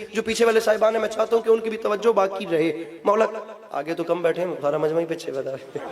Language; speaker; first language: Urdu; non-native, local second language; Punjabi